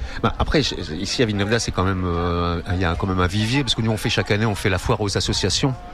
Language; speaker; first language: French; native; French